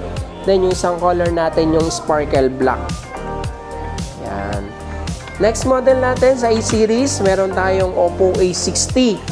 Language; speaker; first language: Filipino; native; Filipino